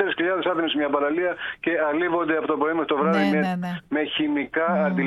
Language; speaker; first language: Greek; native; Greek